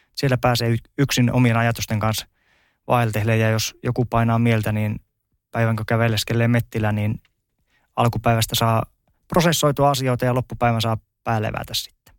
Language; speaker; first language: Finnish; native; Finnish